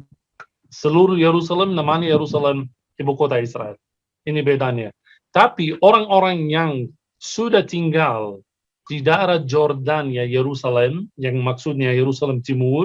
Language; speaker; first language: Indonesian; non-native, fluent; Arabic